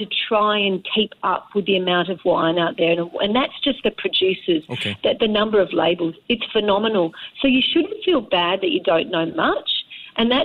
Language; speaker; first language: English; native; English